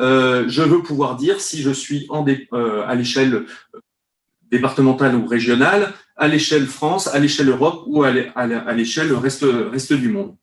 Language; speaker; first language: French; native; French